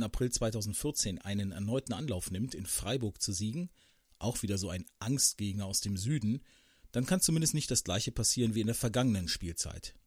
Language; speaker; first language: German; native; German